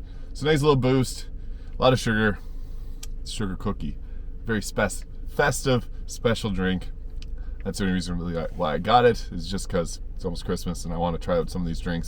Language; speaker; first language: English; native; English